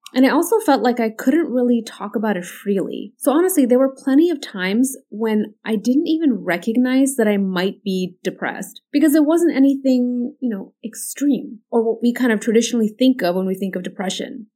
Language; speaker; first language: English; early bilingual, other home language; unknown